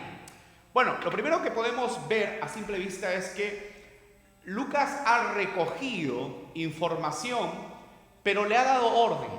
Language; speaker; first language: Spanish; native; Spanish